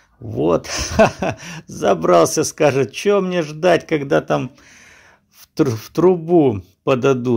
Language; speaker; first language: Russian; native; Russian